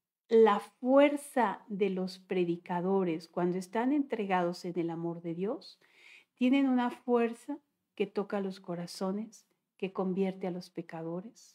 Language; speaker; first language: Spanish; native; Spanish